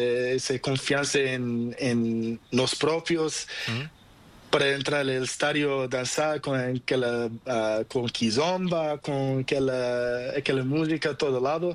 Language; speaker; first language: Spanish; non-native, learner; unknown